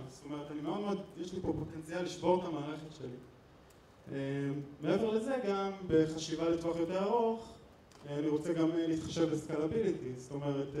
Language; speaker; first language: Hebrew; native; Hebrew